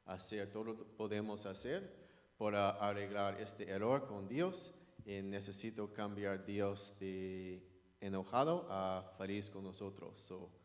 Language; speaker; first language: Spanish; non-native, learner; English